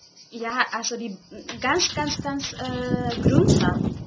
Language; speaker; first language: German; non-native, fluent; Spanish